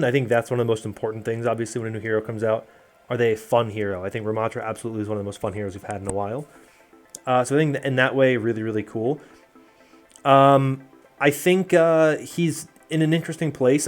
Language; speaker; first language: English; native; English